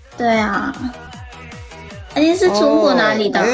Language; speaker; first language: Chinese; non-native, learner; Indonesian